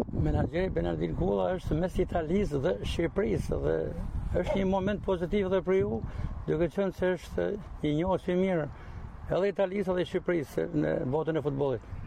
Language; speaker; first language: Albanian; native; Albanian